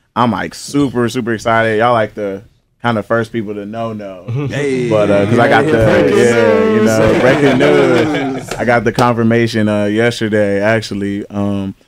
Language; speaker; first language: English; native; English